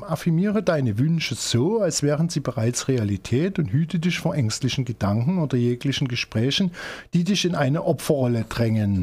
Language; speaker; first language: German; native; German